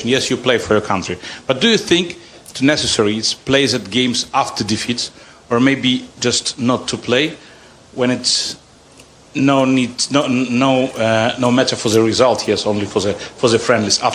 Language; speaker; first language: English; non-native, fluent; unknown